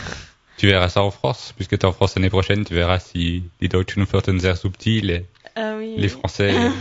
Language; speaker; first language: French; native; French